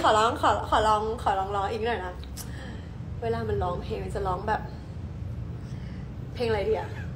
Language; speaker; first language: Thai; early bilingual, heritage; Thai